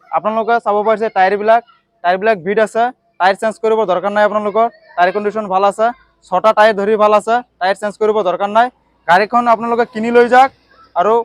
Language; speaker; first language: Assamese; non-native, local second language; Bangla